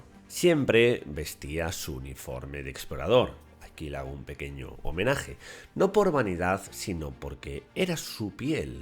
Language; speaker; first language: Spanish; native; Spanish